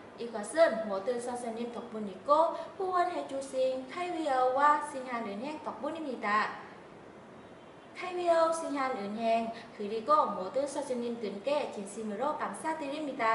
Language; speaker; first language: Korean; non-native, learner; Vietnamese